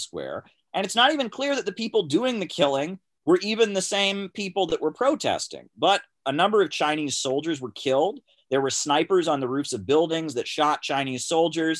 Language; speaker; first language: English; native; English